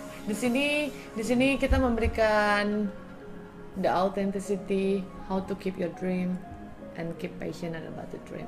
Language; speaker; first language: English; non-native, fluent; Indonesian